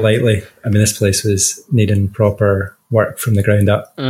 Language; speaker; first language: English; native; English